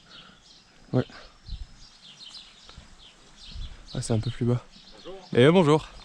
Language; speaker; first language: French; native; French